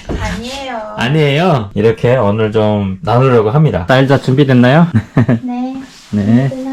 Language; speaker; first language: Korean; native; Korean